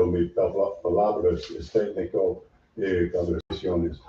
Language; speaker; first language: Spanish; non-native, learner; English